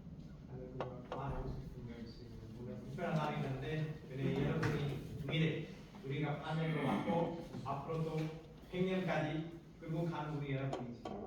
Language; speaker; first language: Korean; non-native, fluent; Hindi